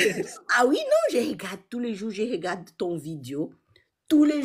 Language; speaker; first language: French; non-native, learner; Portuguese